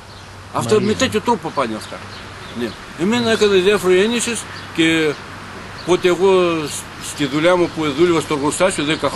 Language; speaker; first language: Greek; non-native, learner; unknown